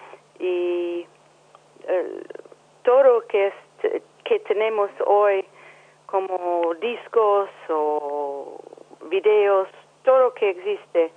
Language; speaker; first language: Spanish; non-native, learner; English